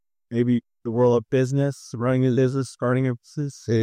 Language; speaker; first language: English; native; English